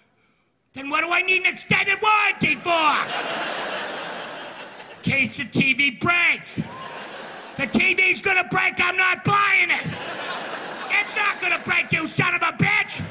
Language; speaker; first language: English; native; English